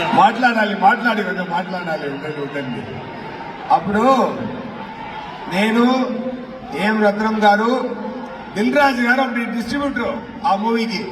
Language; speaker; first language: Telugu; non-native, fluent; Tamil